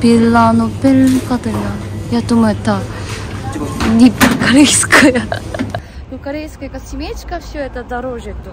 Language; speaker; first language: Russian; non-native, learner; Korean